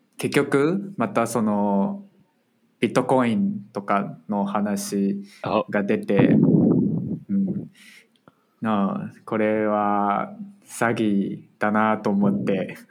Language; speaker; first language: Japanese; non-native, fluent; Chinese